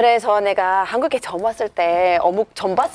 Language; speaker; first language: Korean; non-native, fluent; English